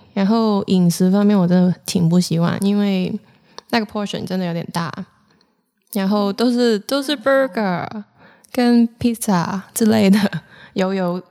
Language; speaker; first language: Chinese; non-native, local second language; Cantonese